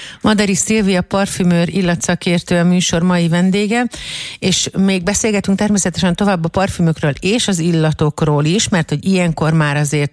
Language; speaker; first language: Hungarian; native; Hungarian